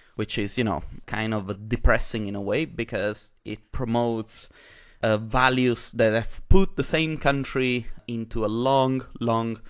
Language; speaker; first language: English; non-native, fluent; Italian